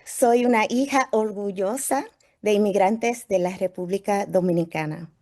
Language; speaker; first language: Spanish; early bilingual, heritage; Spanish